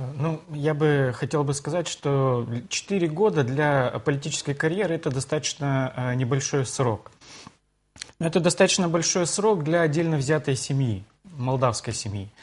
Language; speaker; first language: Russian; non-native, local second language; Romanian